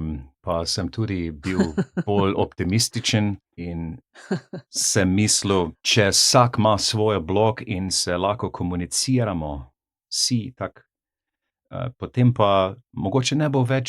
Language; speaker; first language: Slovenian; non-native, fluent; English